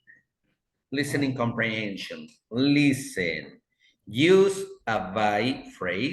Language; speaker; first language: English; non-native, fluent; Spanish